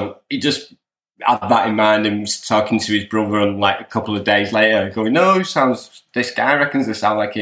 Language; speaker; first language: English; native; English